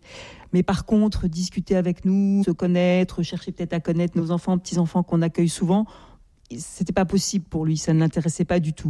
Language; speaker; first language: French; native; French